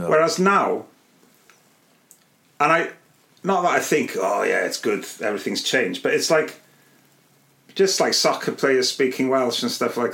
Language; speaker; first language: English; non-native, local second language; Welsh